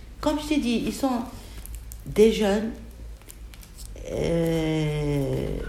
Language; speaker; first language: French; non-native, local second language; Arabic